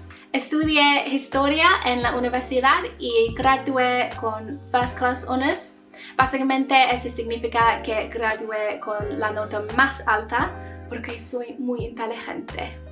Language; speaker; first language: Spanish; non-native, learner; English